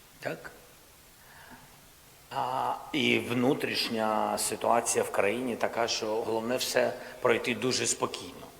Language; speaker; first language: Ukrainian; non-native, local second language; Russian